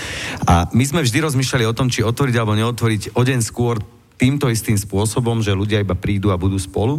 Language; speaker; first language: Slovak; native; Slovak